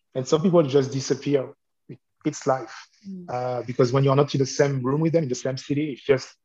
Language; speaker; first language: English; non-native, fluent; French